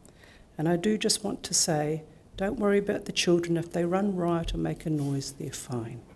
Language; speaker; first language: English; native; English